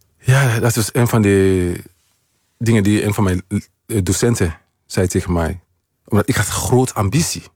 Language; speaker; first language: Dutch; non-native, fluent; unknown